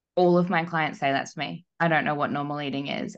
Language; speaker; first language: English; native; English